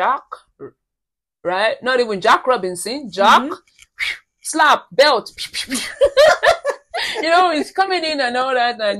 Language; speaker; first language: English; non-native, local second language; Yoruba